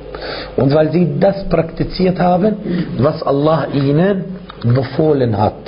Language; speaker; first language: German; non-native, fluent; Arabic